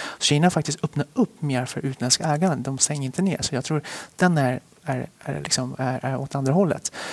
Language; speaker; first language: Swedish; early bilingual, other home language; Chinese